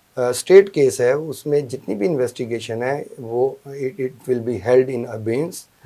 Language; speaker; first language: Urdu; non-native, local second language; Punjabi